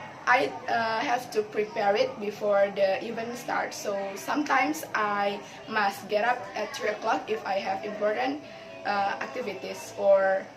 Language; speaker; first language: English; non-native, learner; Indonesian